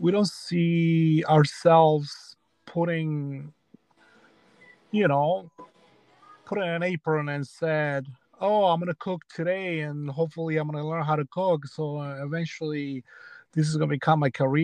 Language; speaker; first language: English; early bilingual, other home language; Spanish